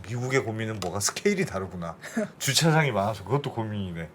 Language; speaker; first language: Korean; native; Korean